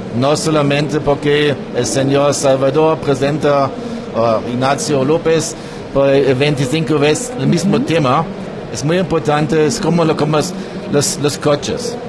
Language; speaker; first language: Spanish; non-native, learner; German